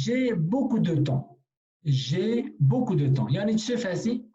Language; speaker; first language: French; non-native, fluent; Kurdish